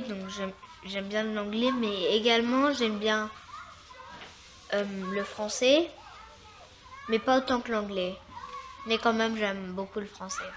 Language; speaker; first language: French; early bilingual, heritage; French